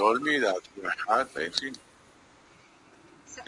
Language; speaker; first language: English; non-native, learner; Spanish